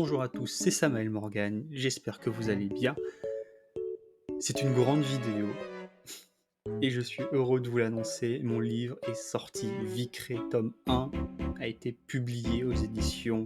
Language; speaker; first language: French; native; French